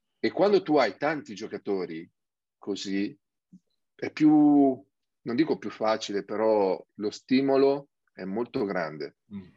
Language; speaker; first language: Italian; native; Italian